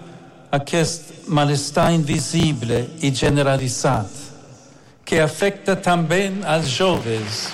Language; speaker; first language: Catalan; non-native, learner; English